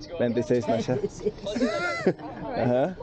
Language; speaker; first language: Filipino; non-native, fluent; English